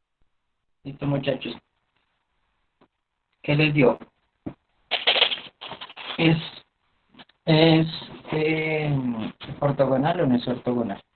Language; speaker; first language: Spanish; native; Spanish